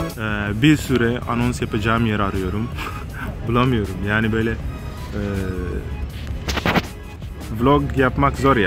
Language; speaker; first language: Turkish; non-native, fluent; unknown